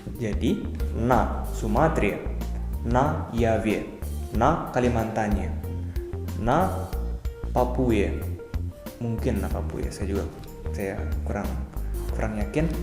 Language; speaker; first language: Indonesian; native; Indonesian